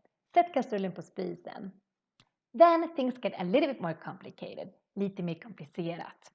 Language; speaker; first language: Swedish; native; Swedish